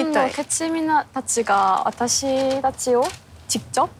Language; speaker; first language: Japanese; non-native, learner; Korean